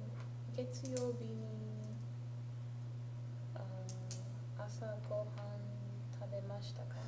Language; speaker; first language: Japanese; non-native, learner; English